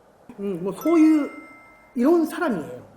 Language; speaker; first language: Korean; non-native, fluent; Japanese